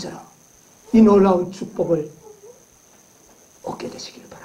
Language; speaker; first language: Korean; native; Korean